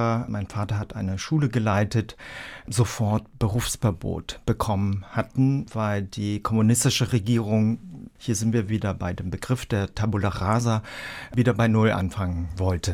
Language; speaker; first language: German; early bilingual, other home language; Vietnamese